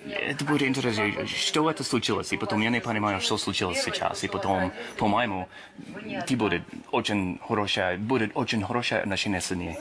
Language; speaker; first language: Russian; non-native, learner; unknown